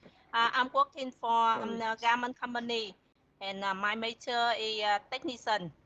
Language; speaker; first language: English; non-native, learner; Vietnamese